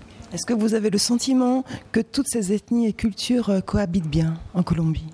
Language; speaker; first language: French; native; French